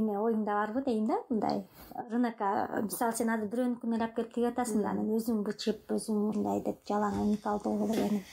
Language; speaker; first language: Kyrgyz; native; Kyrgyz